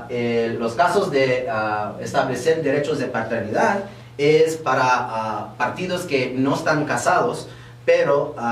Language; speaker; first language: Spanish; early bilingual, heritage; Spanish